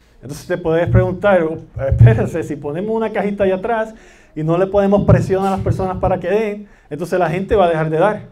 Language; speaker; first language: Spanish; native; Spanish